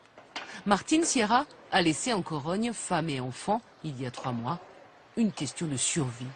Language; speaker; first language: French; native; French